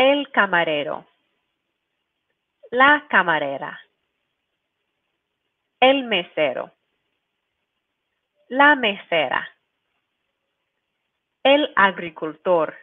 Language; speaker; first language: Spanish; non-native, fluent; English